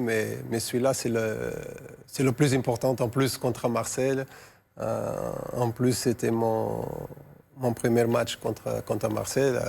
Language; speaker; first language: French; non-native, fluent; Portuguese